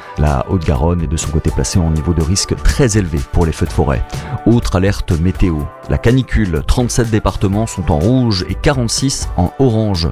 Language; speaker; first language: French; native; French